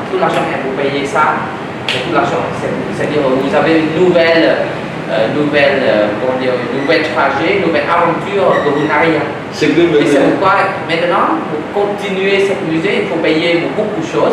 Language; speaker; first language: French; non-native, learner; Vietnamese